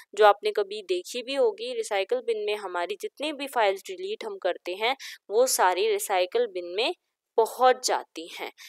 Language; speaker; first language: Hindi; native; Hindi